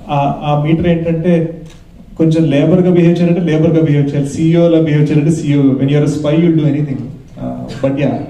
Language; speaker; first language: Telugu; early bilingual, heritage; Telugu